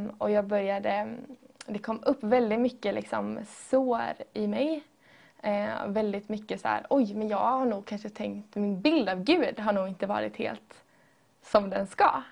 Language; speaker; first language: Swedish; native; Swedish